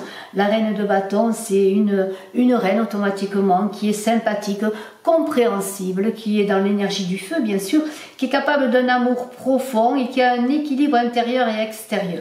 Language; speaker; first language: French; native; French